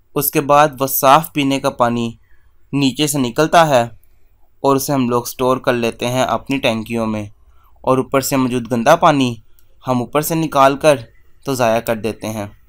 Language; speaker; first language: Urdu; native; Urdu